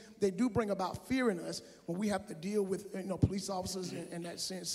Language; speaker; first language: English; native; English